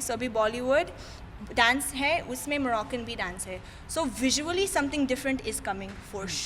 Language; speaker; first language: Hindi; non-native, fluent; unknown